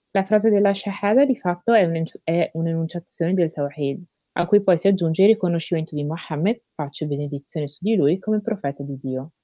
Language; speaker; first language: Italian; early bilingual, other home language; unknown